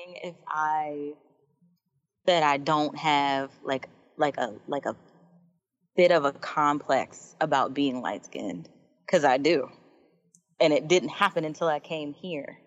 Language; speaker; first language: English; native; English